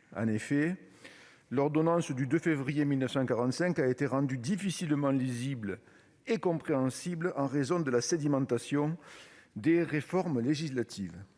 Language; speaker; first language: French; native; French